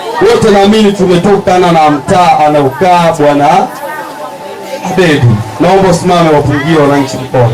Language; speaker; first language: Swahili; native; Swahili